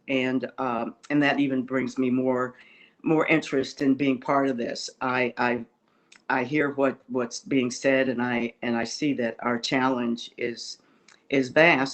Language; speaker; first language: English; native; English